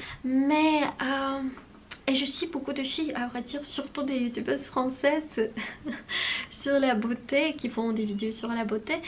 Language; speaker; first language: French; non-native, fluent; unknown